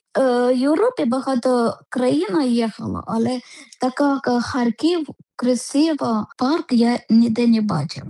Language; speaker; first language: Ukrainian; non-native, learner; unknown